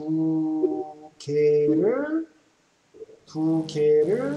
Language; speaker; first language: Korean; native; Korean